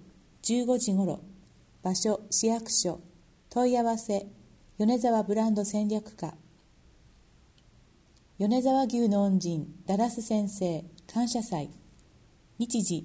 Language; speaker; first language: Japanese; native; Japanese